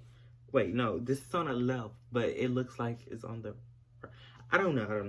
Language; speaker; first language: English; native; English